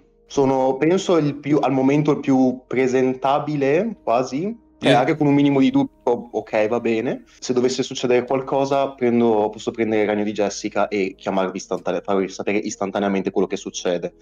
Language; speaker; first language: Italian; native; Italian